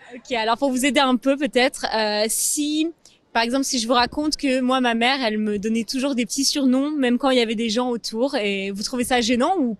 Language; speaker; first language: French; native; French